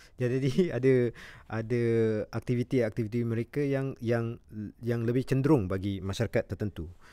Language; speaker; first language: Malay; native; Malay